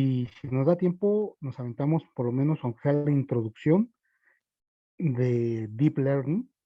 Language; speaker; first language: Spanish; native; Spanish